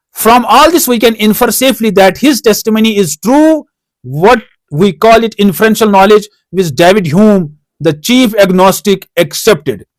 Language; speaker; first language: English; non-native, local second language; Urdu